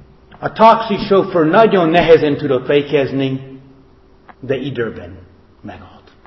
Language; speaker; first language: Hungarian; non-native, fluent; English